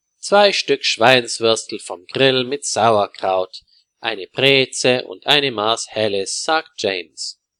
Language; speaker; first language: German; native; German